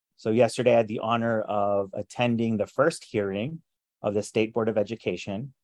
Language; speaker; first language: English; native; English